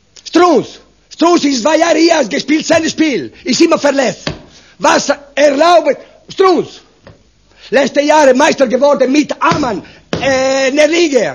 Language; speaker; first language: German; non-native, learner; Italian